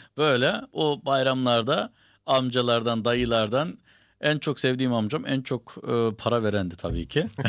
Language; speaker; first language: Turkish; native; Turkish